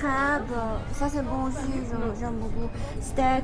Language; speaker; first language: French; non-native, learner; Chinese